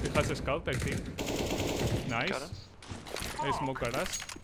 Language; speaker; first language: English; non-native, fluent; Spanish